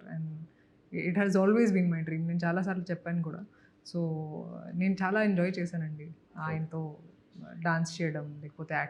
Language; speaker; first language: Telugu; non-native, fluent; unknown